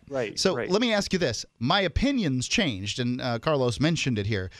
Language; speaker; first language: English; native; English